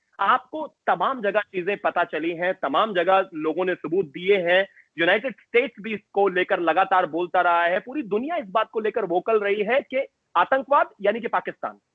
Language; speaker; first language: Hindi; native; Hindi